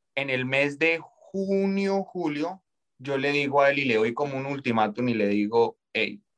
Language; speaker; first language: Spanish; native; Spanish